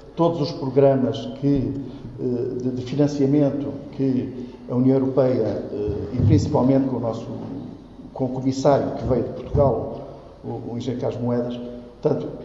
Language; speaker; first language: Portuguese; native; Portuguese